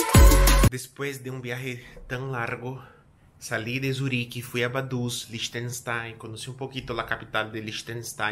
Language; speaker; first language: Spanish; non-native, fluent; Portuguese